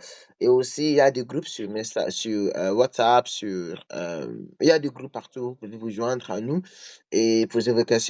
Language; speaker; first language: French; non-native, learner; English